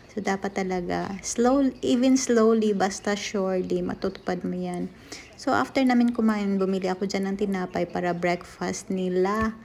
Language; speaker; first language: Filipino; native; Filipino